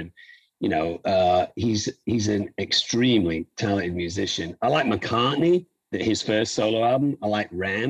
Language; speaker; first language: English; native; English